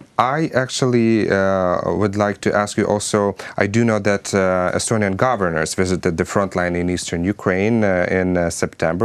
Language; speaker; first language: English; non-native, fluent; Ukrainian